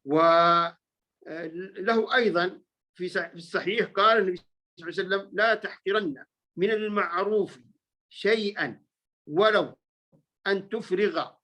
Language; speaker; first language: Arabic; native; Arabic